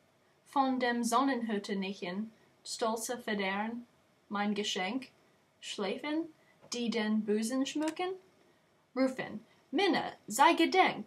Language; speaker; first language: German; non-native, learner; English